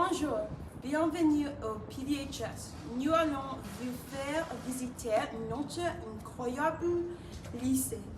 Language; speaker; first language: French; non-native, learner; English